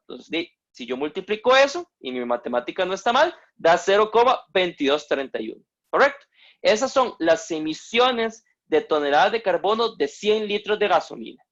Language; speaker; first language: Spanish; native; Spanish